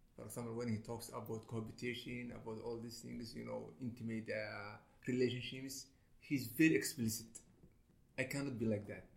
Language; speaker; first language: English; non-native, fluent; Somali